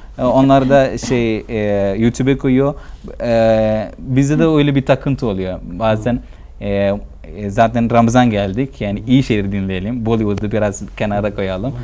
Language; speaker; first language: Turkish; non-native, fluent; Malayalam